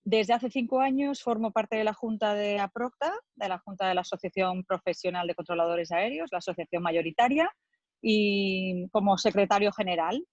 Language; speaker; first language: Spanish; native; Spanish